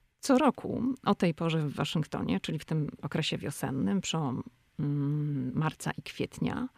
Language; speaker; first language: Polish; native; Polish